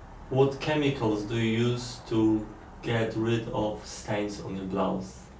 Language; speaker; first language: English; non-native, learner; Polish